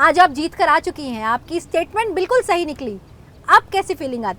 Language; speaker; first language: Hindi; native; Hindi